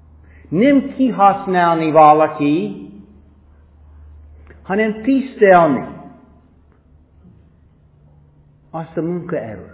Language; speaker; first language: Hungarian; non-native, fluent; English